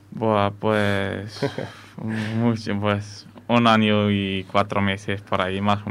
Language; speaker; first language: Spanish; non-native, fluent; Arabic